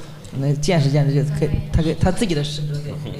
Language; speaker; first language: Chinese; native; Chinese